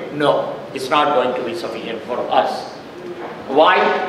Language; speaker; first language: English; non-native, local second language; Urdu